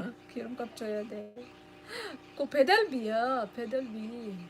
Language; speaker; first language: Korean; non-native, learner; Filipino